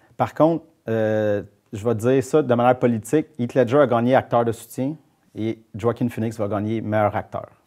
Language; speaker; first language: French; native; French